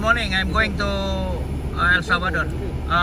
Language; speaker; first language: English; non-native, learner; Indonesian